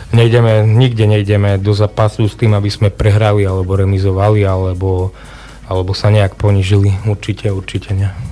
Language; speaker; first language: Slovak; native; Slovak